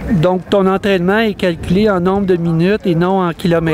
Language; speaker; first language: French; native; French